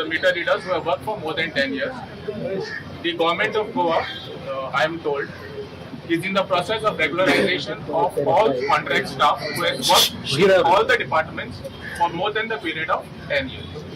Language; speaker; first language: English; non-native, local second language; Konkani